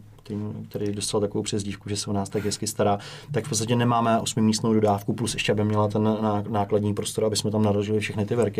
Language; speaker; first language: Czech; native; Czech